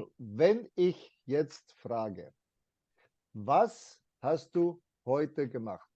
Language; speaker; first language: German; non-native, fluent; English